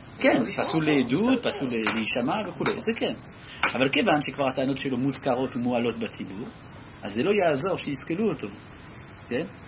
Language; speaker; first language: Hebrew; non-native, fluent; French